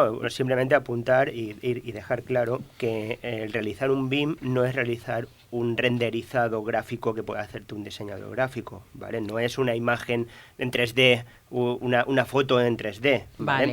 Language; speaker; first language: Spanish; native; Spanish